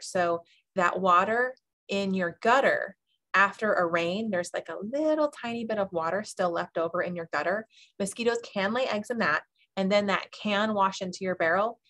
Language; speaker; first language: English; native; English